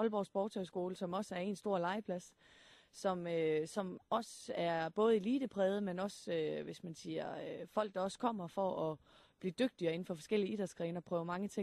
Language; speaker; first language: Danish; native; Danish